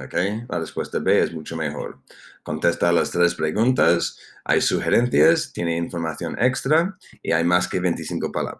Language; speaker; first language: Spanish; non-native, fluent; English